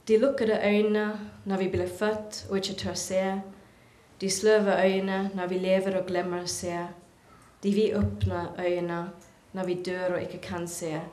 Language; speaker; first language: Norwegian; non-native, fluent; English